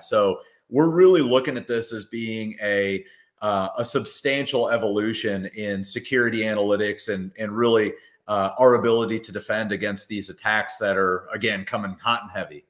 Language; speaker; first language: English; native; English